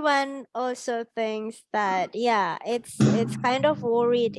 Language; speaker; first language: English; non-native, fluent; Indonesian